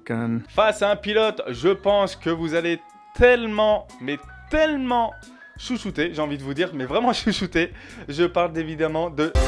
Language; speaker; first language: French; native; French